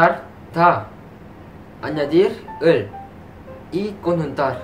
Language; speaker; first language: Spanish; non-native, fluent; Korean